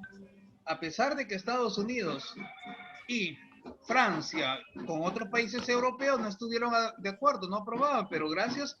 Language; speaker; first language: Spanish; native; Spanish